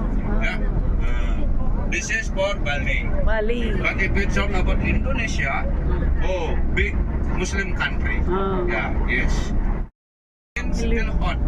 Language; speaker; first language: English; non-native, learner; Balinese